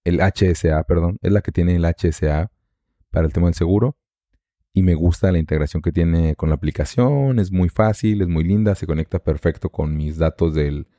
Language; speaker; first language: Spanish; native; Spanish